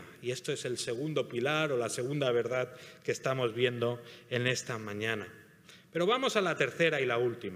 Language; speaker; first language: Spanish; native; Spanish